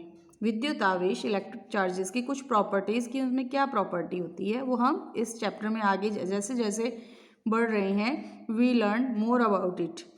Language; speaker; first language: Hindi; native; Hindi